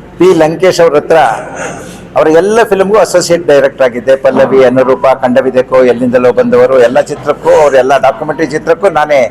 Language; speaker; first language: Kannada; non-native, local second language; Konkani